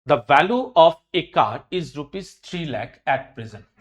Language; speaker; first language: English; non-native, local second language; Bangla